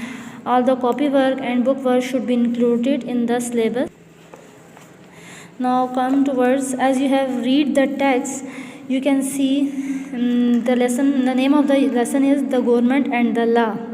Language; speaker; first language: English; non-native, local second language; Urdu